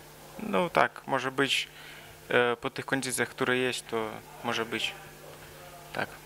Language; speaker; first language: Polish; non-native, learner; Russian